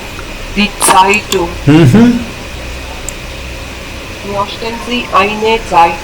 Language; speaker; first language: German; non-native, learner; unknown